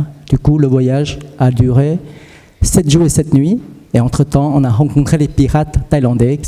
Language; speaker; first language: French; early bilingual, other home language; Vietnamese